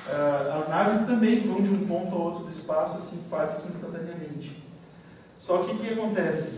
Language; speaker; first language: Portuguese; native; Portuguese